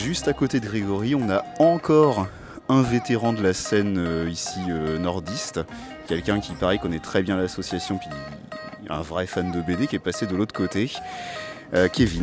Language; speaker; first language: French; native; French